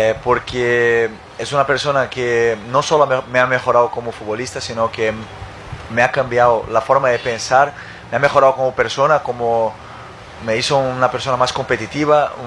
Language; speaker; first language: Spanish; non-native, fluent; Portuguese